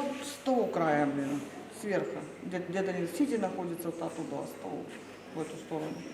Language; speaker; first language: Russian; native; Russian